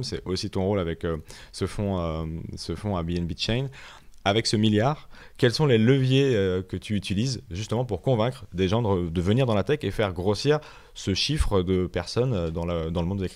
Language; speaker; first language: French; native; French